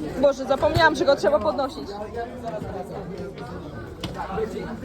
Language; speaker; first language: Polish; non-native, fluent; Ukrainian